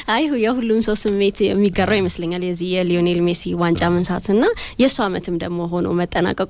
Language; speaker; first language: Amharic; native; Amharic